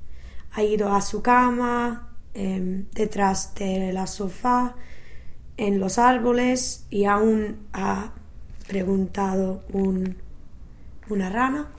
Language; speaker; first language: Spanish; non-native, fluent; English